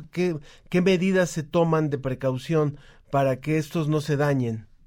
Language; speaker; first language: Spanish; native; Spanish